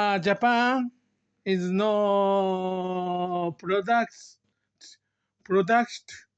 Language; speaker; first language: English; non-native, learner; Japanese